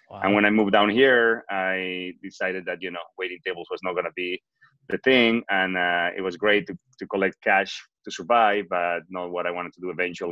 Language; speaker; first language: English; non-native, fluent; Spanish